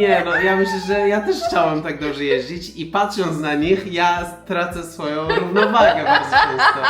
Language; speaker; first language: Polish; non-native, fluent; Persian